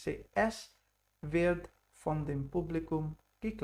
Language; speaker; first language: German; non-native, fluent; English